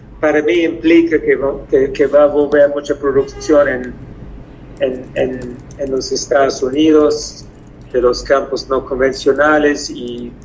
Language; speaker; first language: Spanish; non-native, fluent; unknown